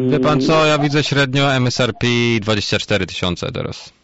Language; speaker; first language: Polish; native; Polish